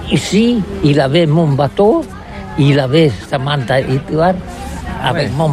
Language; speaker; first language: French; non-native, learner; Catalan